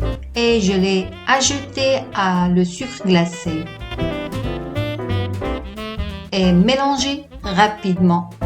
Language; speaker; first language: French; non-native, fluent; Italian